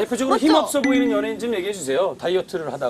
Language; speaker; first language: Korean; native; Korean